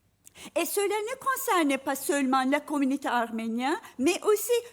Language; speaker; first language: French; non-native, fluent; Turkish